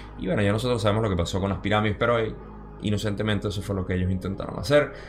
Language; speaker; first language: Spanish; early bilingual, heritage; Spanish